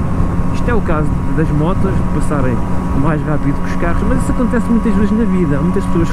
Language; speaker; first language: Portuguese; native; Portuguese